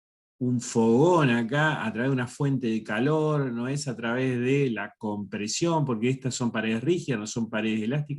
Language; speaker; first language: Spanish; native; Spanish